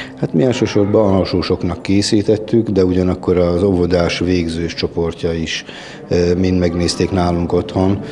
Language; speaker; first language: Hungarian; native; Hungarian